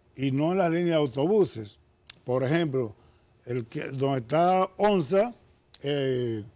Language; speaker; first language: Spanish; native; Spanish